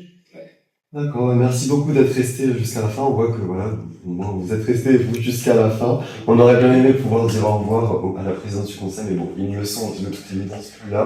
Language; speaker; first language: French; native; French